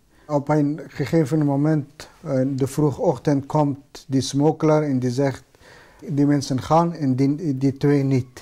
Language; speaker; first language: Dutch; non-native, fluent; Persian